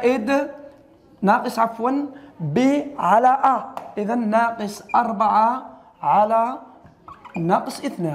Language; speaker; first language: Arabic; native; Arabic